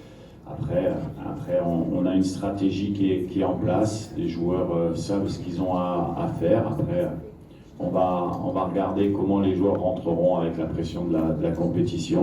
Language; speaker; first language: French; native; French